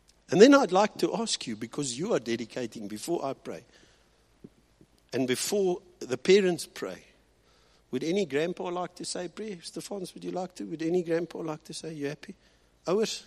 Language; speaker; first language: English; early bilingual, other home language; Afrikaans